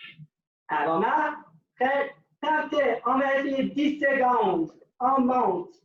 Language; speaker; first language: French; non-native, local second language; English